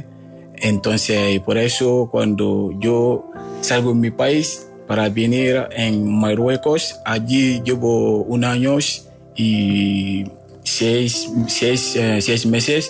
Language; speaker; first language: Spanish; non-native, learner; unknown